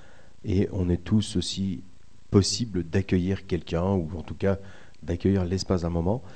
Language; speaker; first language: French; native; French